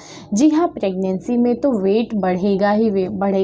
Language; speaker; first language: Hindi; native; Hindi